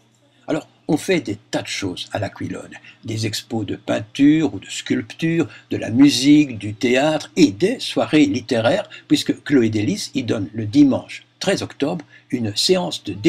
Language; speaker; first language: French; native; French